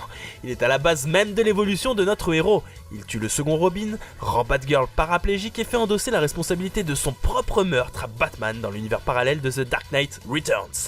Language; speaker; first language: French; native; French